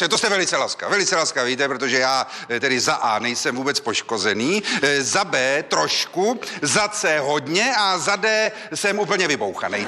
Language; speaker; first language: Czech; native; Czech